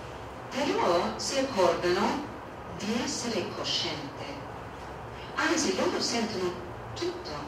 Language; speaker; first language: Italian; non-native, fluent; English